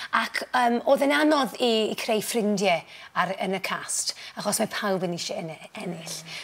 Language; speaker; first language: Welsh; non-native, local second language; English